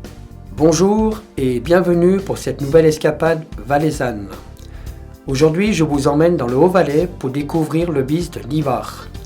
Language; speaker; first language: French; native; French